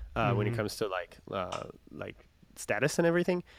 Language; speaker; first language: English; non-native, fluent; French